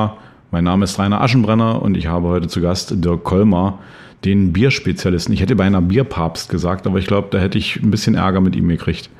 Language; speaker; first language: German; native; German